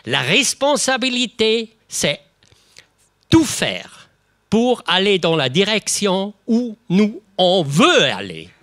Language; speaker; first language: French; non-native, local second language; German